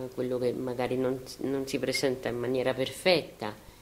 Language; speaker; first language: Italian; native; Italian